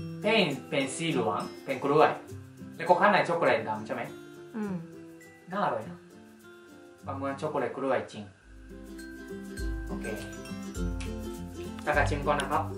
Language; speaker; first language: Thai; non-native, fluent; Japanese